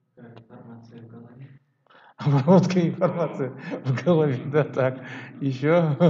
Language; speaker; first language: Russian; non-native, local second language; Kyrgyz